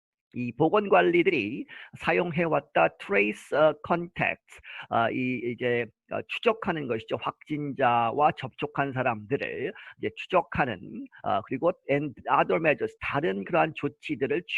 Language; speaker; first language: Korean; native; Korean